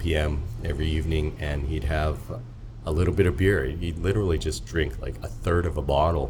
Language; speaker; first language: English; native; English